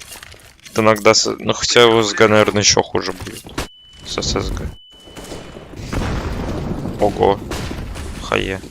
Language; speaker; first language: Russian; native; Russian